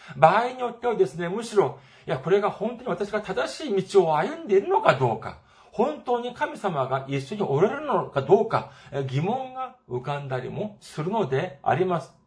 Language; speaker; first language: Japanese; non-native, fluent; Korean